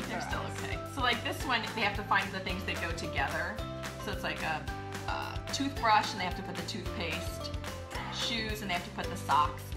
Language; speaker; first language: English; native; English